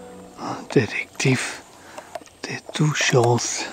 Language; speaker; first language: French; non-native, learner; English